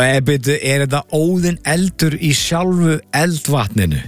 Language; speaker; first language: Icelandic; native; Icelandic